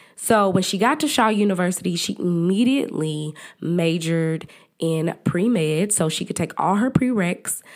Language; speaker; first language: English; native; English